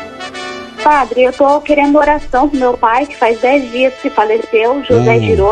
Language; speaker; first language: Portuguese; native; Portuguese